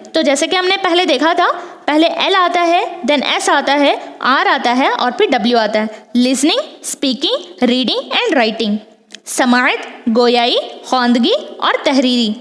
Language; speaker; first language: Urdu; native; Urdu